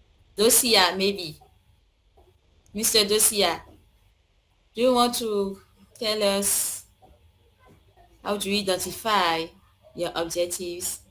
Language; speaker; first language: English; non-native, learner; French